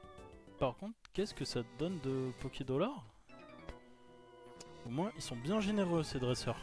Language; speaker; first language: French; native; French